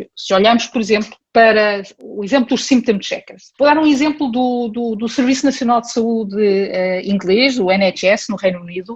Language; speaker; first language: Portuguese; early bilingual, heritage; Portuguese